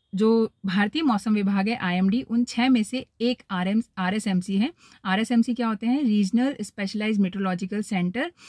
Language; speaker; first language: Hindi; native; Hindi